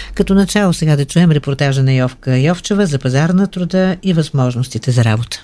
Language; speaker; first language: Bulgarian; native; Bulgarian